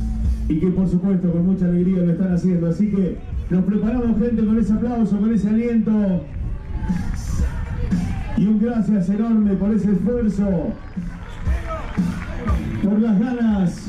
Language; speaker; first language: Spanish; native; Spanish